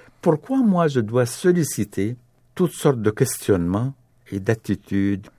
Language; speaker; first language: French; non-native, fluent; Arabic